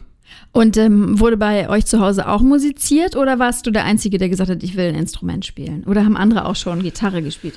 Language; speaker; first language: German; native; German